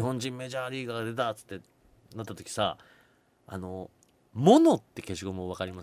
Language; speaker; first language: Japanese; native; Japanese